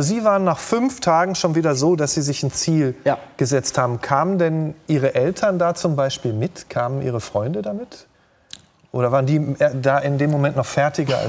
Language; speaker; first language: German; native; German